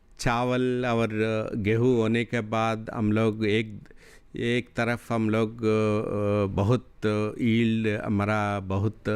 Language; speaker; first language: Hindi; non-native, local second language; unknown